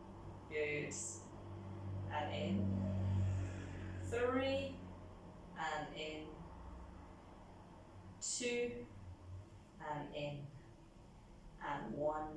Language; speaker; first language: English; native; English